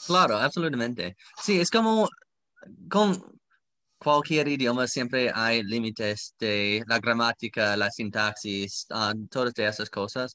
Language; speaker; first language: Spanish; non-native, fluent; English